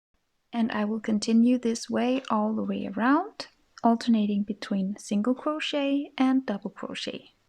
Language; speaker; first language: English; non-native, fluent; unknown